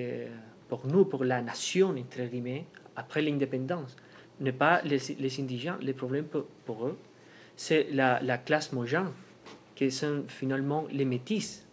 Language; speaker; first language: French; non-native, fluent; Spanish